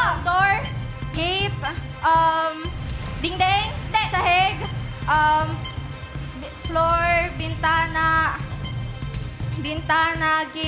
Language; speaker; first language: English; non-native, local second language; Filipino